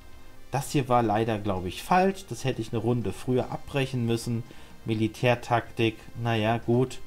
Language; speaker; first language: German; native; German